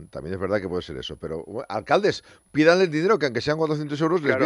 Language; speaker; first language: Spanish; native; Spanish